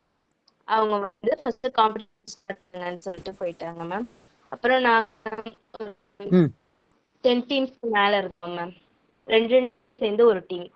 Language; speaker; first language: Tamil; native; Tamil